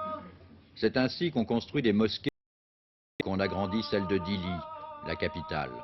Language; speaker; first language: French; native; French